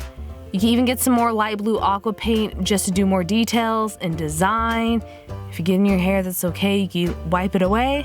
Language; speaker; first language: English; native; English